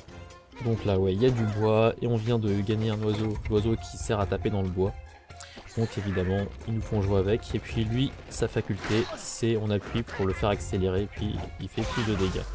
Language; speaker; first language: French; native; French